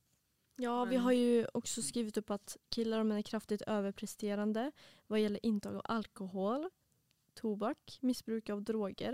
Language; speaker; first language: Swedish; native; Swedish